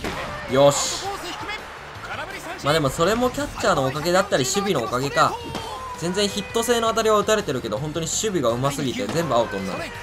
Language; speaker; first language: Japanese; native; Japanese